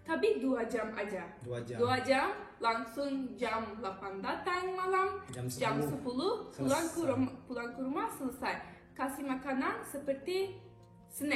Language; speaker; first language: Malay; non-native, learner; Turkish